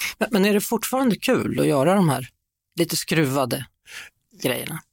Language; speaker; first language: Swedish; native; Swedish